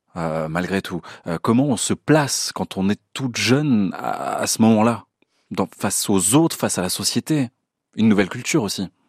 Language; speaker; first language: French; native; French